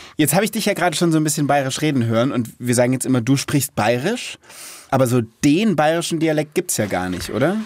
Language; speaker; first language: German; native; German